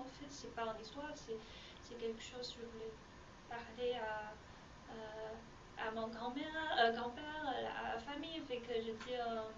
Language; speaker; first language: French; non-native, learner; Chinese